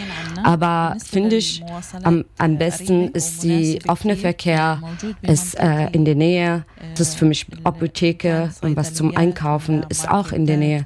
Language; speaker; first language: German; non-native, learner; Arabic